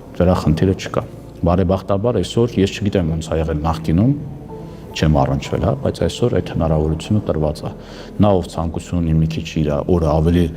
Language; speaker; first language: Armenian; native; Armenian